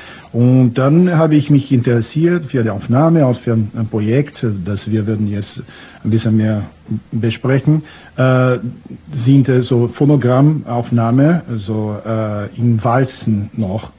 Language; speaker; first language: German; non-native, fluent; Portuguese